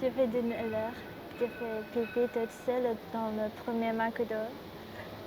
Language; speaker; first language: French; non-native, learner; Japanese